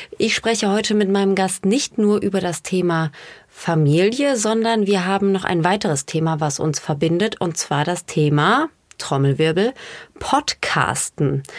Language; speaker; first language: German; native; German